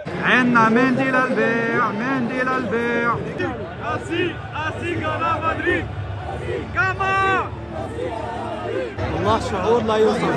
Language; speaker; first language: Arabic; native; Arabic